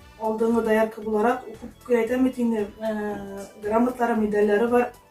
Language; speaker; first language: Tatar; native; Tatar